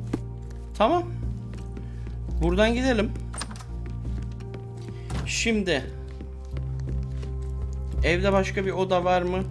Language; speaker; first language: Turkish; native; Turkish